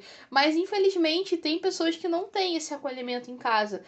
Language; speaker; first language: Portuguese; native; Portuguese